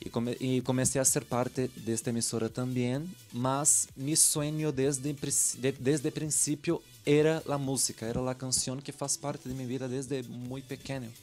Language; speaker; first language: Spanish; non-native, learner; Portuguese